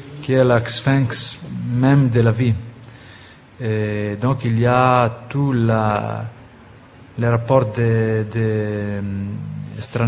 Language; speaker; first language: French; non-native, fluent; Italian